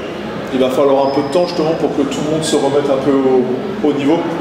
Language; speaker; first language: French; native; French